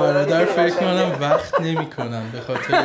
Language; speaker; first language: Persian; native; Persian